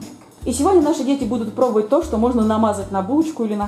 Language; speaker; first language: Russian; native; Russian